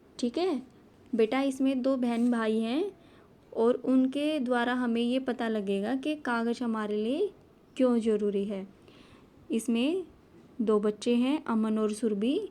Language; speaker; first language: Hindi; native; Hindi